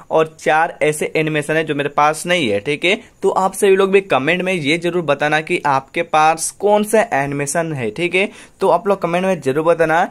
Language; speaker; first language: Hindi; native; Hindi